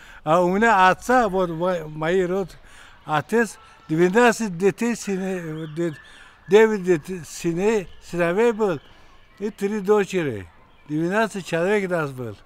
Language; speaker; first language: Russian; non-native, local second language; Tajik